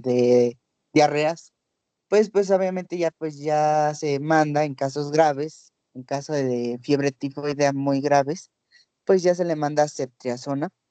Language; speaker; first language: Spanish; native; Spanish